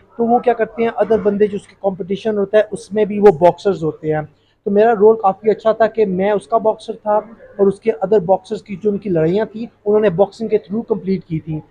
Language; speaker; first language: Hindi; early bilingual, heritage; Urdu